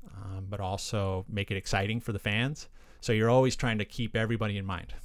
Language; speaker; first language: English; native; English